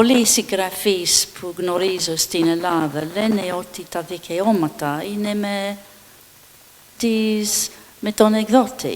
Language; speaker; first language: Greek; non-native, fluent; English